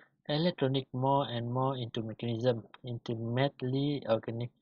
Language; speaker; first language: English; non-native, local second language; Malay